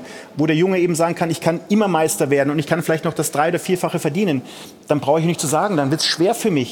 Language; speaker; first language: German; native; German